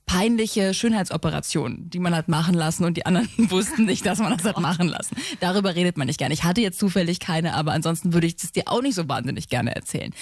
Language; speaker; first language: German; native; German